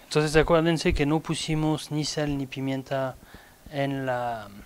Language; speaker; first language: Spanish; non-native, fluent; French